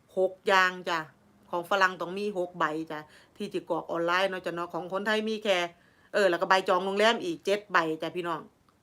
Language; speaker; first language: Thai; native; Thai